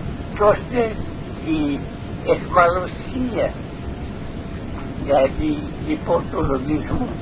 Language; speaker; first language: Greek; non-native, fluent; Russian